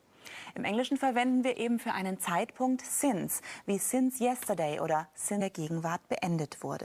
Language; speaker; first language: German; native; German